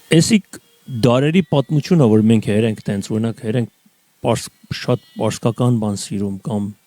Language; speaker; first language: Armenian; native; Armenian